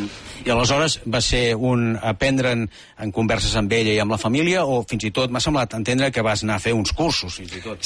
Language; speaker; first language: Catalan; native; Catalan